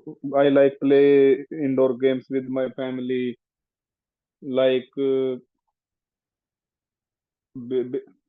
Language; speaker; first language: English; non-native, learner; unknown